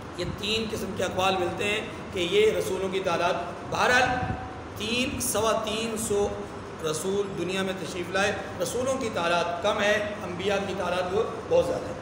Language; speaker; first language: Urdu; non-native, local second language; Northern Hindko